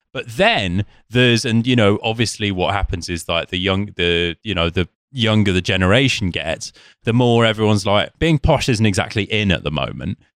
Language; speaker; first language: English; native; English